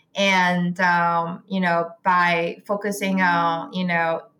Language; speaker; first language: English; non-native, fluent; Chinese